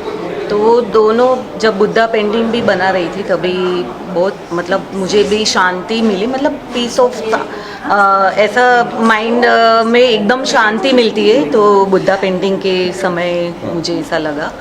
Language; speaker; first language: Hindi; non-native, local second language; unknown